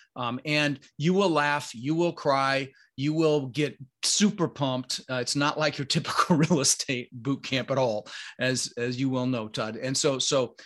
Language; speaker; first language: English; early bilingual, other home language; Dutch